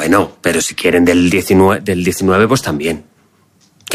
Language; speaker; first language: Spanish; native; Spanish